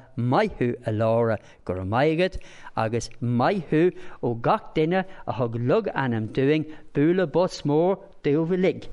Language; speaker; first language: Irish; non-native, local second language; English